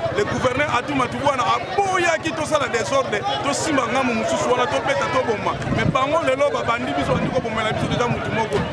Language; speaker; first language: Lingala; non-native, local second language; Kongo